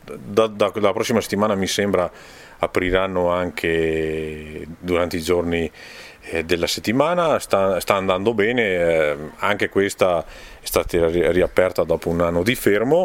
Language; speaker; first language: Italian; native; Italian